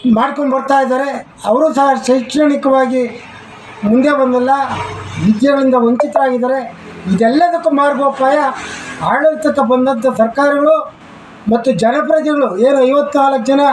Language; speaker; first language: Kannada; native; Kannada